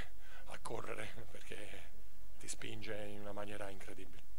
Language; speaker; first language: Italian; native; Italian